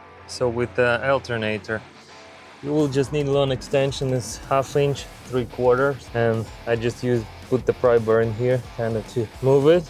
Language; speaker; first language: English; non-native, fluent; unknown